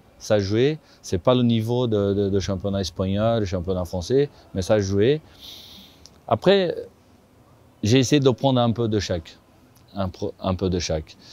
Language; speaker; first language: French; non-native, fluent; Portuguese